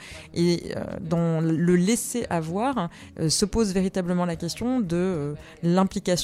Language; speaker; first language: French; native; French